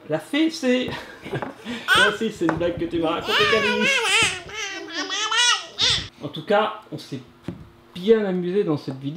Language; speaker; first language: French; native; French